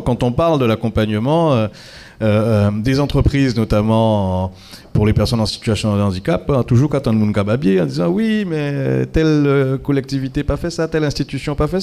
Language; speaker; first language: French; native; French